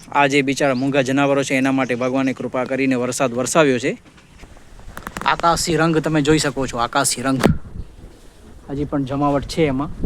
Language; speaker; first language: Gujarati; non-native, local second language; Kachhi